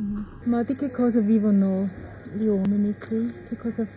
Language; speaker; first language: Italian; non-native, learner; German